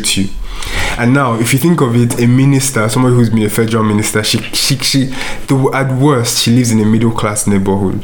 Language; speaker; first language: English; non-native, local second language; Yoruba